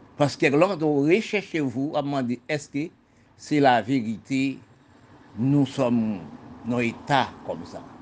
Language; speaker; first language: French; non-native, local second language; Haitian Creole